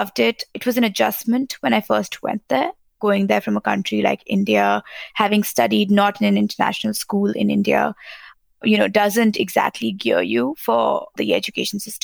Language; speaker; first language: English; non-native, local second language; Hindi